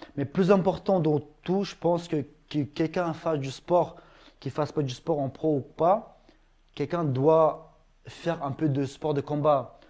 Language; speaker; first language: French; non-native, fluent; Ingush